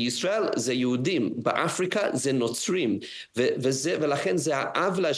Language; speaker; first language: Hebrew; non-native, fluent; English